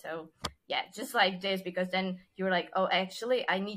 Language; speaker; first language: English; non-native, fluent; Czech